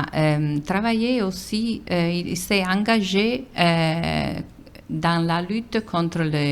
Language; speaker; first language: French; non-native, fluent; Italian